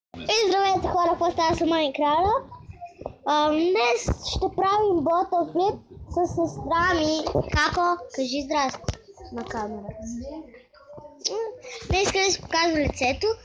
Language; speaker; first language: Bulgarian; native; Bulgarian